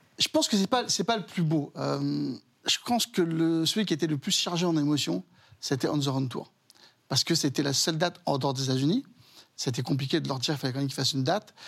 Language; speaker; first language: French; native; French